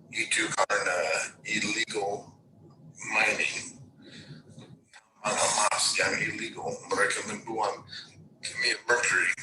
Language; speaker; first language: Indonesian; non-native, fluent; English